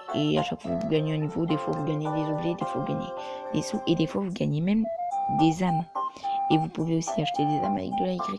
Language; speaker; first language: French; native; French